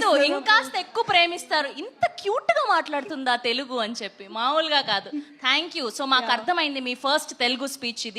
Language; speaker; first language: Telugu; native; Telugu